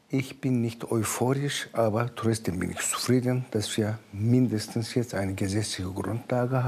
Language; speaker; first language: German; non-native, fluent; Turkish